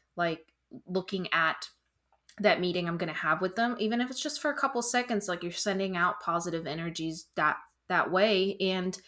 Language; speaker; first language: English; non-native, fluent; German